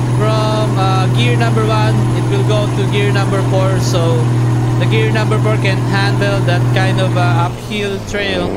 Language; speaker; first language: English; non-native, local second language; Filipino